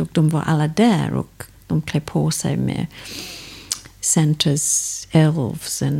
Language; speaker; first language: Swedish; non-native, fluent; English